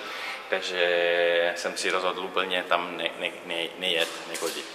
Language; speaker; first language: Czech; non-native, learner; Italian